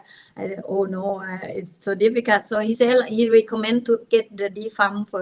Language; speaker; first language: English; non-native, learner; Thai